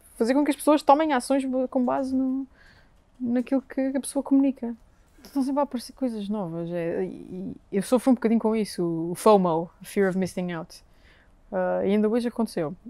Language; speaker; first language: Portuguese; native; Portuguese